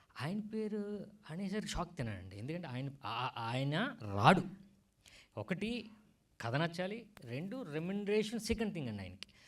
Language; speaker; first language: Telugu; native; Telugu